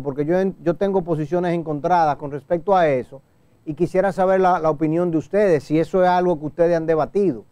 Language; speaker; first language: Spanish; native; Spanish